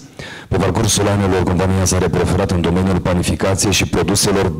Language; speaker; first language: Romanian; native; Romanian